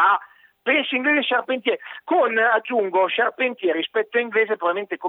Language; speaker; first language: Italian; native; Italian